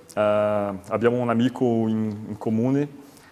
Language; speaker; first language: Italian; non-native, learner; Portuguese